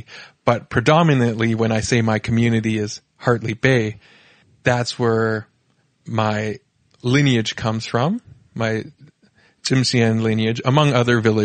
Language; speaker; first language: English; native; English